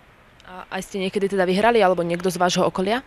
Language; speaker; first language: Slovak; native; Slovak